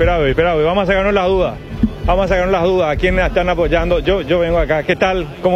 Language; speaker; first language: Spanish; native; Spanish